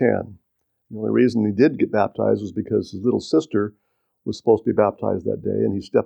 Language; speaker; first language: English; native; English